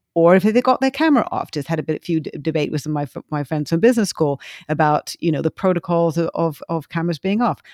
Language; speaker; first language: English; native; English